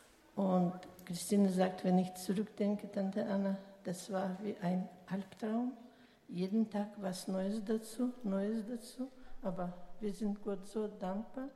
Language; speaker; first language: German; non-native, fluent; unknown